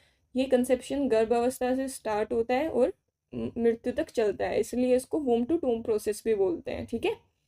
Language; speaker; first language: Hindi; native; Hindi